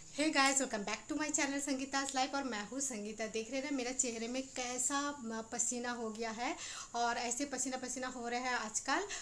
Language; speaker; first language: Hindi; non-native, local second language; Bangla